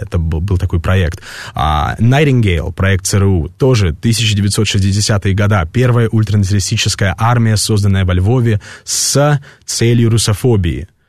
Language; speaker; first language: Russian; early bilingual, heritage; Russian